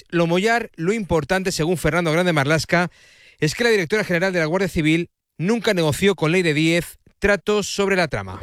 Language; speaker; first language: Spanish; native; Spanish